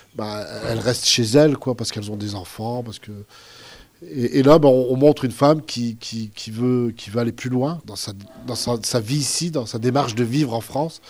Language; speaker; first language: French; early bilingual, other home language; Arabic